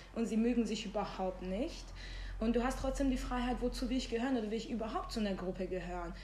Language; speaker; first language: German; non-native, fluent; Persian